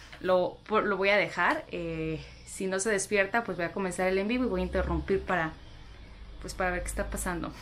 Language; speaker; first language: Spanish; native; Spanish